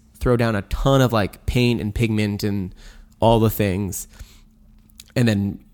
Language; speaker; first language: English; native; English